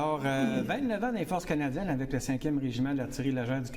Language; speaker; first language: French; native; French